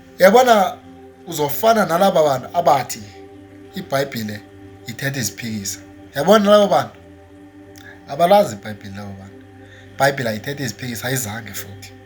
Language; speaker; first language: Zulu; non-native, local second language; Xhosa